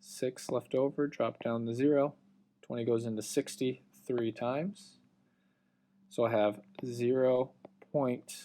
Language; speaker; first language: English; native; English